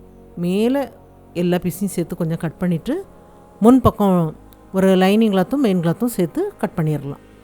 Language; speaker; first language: Tamil; native; Tamil